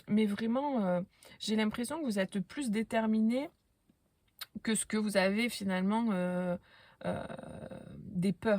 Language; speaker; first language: French; native; French